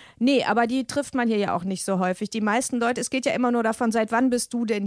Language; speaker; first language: German; native; German